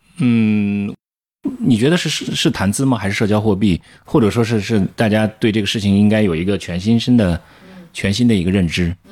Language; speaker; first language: Chinese; native; Chinese